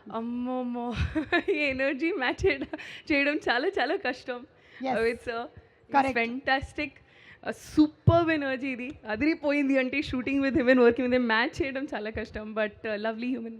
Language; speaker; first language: Telugu; non-native, learner; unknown